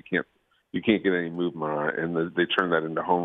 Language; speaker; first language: English; native; English